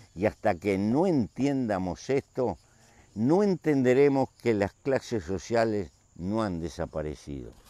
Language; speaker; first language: Spanish; native; Spanish